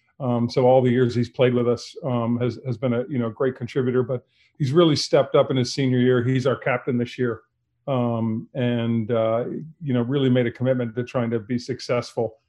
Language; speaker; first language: English; native; English